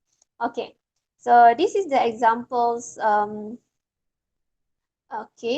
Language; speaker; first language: English; non-native, local second language; Malay